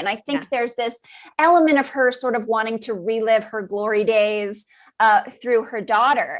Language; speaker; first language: English; native; English